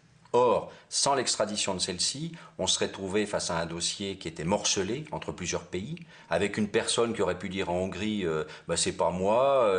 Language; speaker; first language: French; native; French